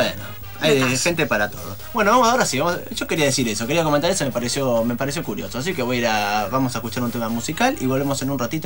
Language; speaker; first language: Spanish; native; Spanish